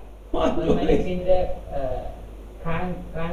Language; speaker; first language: German; non-native, learner; Hindi